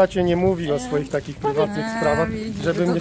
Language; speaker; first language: Polish; native; Polish